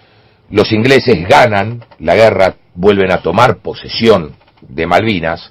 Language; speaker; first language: Spanish; native; Spanish